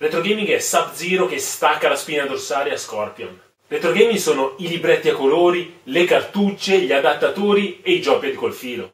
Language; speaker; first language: Italian; native; Italian